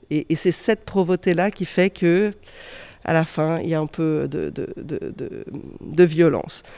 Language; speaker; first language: French; non-native, fluent; Portuguese